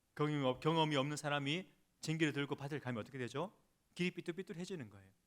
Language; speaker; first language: Korean; native; Korean